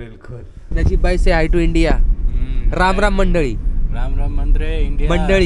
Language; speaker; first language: Hindi; non-native, learner; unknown